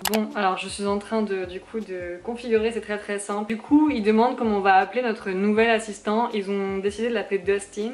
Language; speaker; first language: French; native; French